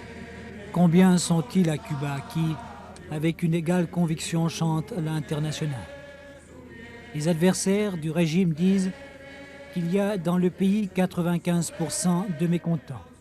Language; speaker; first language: French; native; French